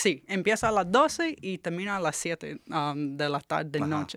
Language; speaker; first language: Spanish; early bilingual, heritage; English